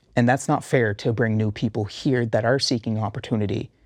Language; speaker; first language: English; early bilingual, heritage; Arabic